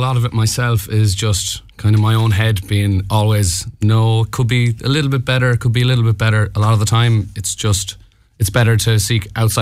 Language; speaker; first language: English; native; English